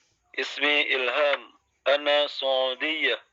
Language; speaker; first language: Arabic; non-native, learner; Indonesian